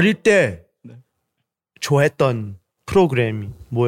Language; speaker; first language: Korean; early bilingual, heritage; English